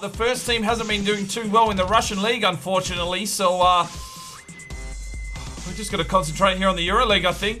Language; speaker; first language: English; native; English